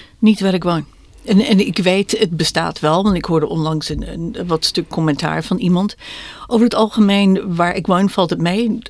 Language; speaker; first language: Dutch; native; Dutch